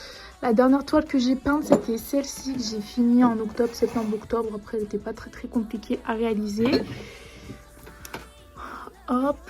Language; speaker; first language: French; native; French